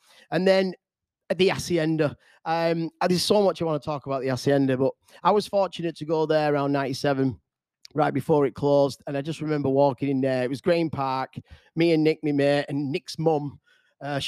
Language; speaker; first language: English; native; English